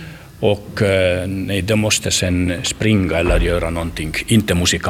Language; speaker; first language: Swedish; non-native, learner; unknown